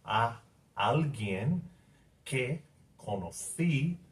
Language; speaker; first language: Spanish; non-native, fluent; English